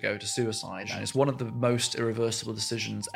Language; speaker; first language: English; native; English